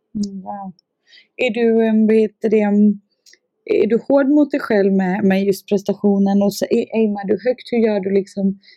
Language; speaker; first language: Swedish; early bilingual, other home language; Serbian